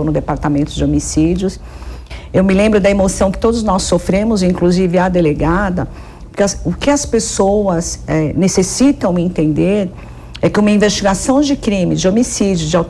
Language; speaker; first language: Portuguese; native; Portuguese